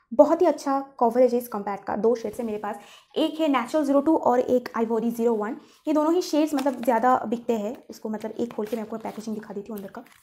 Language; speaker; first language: Hindi; non-native, local second language; Bangla